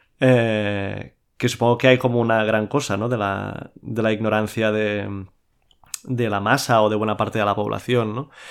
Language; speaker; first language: Spanish; non-native, local second language; Catalan